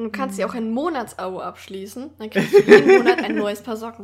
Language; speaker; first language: German; native; German